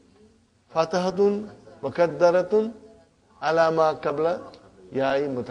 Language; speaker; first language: Arabic; non-native, fluent; Urdu